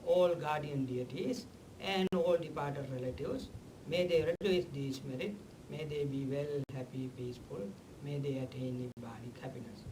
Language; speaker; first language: English; non-native, local second language; Sinhala